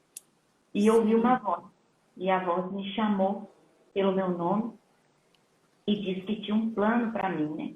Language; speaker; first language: Portuguese; native; Portuguese